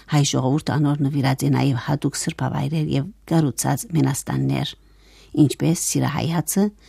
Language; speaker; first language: Armenian; native; Armenian